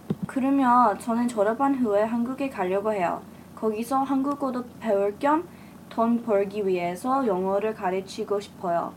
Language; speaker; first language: Korean; early bilingual, heritage; English